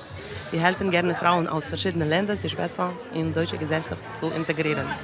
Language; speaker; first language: German; non-native, learner; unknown